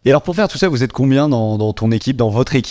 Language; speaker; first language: French; native; French